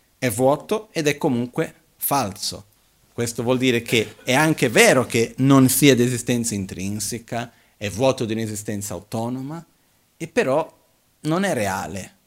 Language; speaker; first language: Italian; non-native, fluent; Portuguese